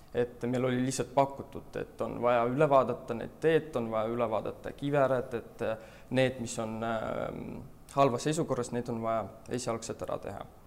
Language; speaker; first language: Estonian; non-native, local second language; Russian